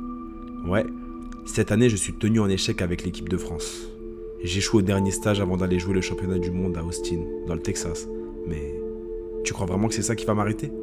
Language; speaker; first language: French; native; French